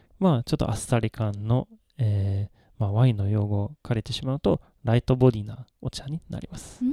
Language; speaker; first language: Japanese; non-native, fluent; Swedish